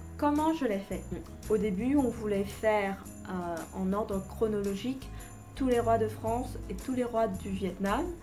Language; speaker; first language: French; non-native, fluent; Vietnamese